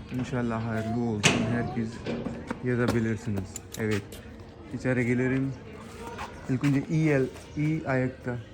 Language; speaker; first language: Turkish; non-native, learner; Urdu